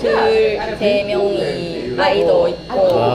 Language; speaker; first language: Korean; non-native, learner; Japanese